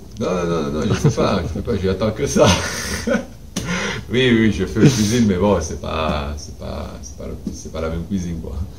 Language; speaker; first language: French; non-native, fluent; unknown